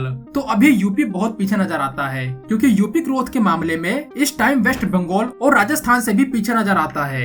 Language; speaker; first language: Hindi; native; Hindi